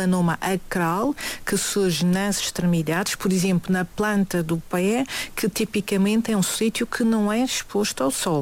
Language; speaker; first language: Portuguese; native; Portuguese